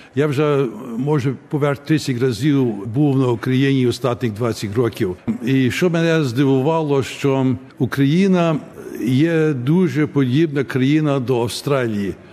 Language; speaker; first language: Ukrainian; early bilingual, heritage; Ukrainian